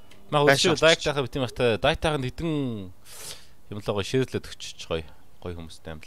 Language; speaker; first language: Mongolian; native; Mongolian